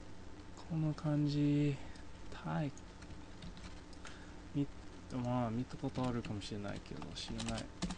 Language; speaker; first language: Japanese; non-native, fluent; English